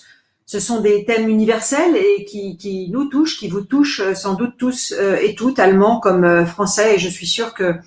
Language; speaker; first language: French; native; French